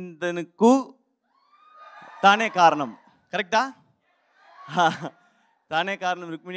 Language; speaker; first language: Telugu; non-native, learner; Tamil